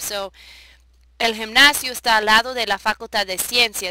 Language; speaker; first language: Spanish; non-native, fluent; English